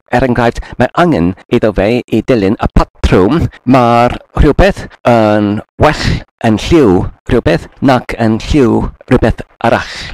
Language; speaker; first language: Welsh; non-native, learner; English